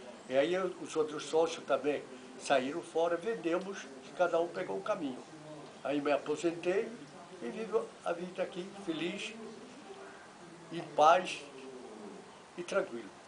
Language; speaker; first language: Portuguese; non-native, fluent; Italian